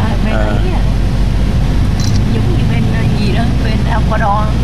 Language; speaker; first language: English; non-native, learner; Vietnamese